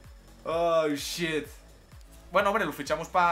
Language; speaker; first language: Spanish; native; Spanish